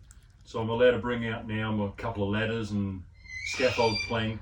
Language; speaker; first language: English; native; English